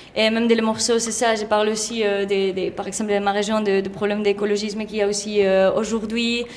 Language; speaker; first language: French; non-native, fluent; Spanish